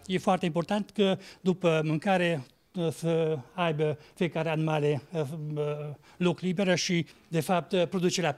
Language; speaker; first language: Romanian; non-native, local second language; Hungarian